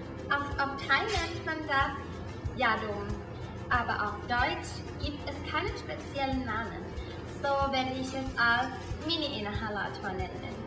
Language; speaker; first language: German; non-native, fluent; Thai